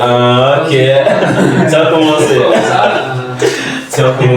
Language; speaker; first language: French; non-native, learner; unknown